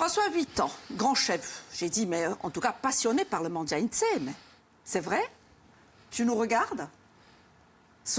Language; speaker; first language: French; native; French